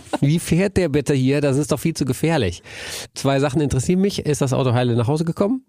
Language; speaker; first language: German; native; German